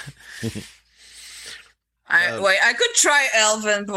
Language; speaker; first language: English; non-native, fluent; French